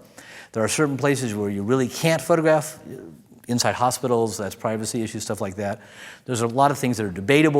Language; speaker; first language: English; native; English